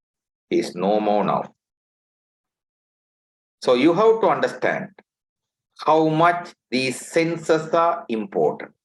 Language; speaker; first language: English; non-native, local second language; Tamil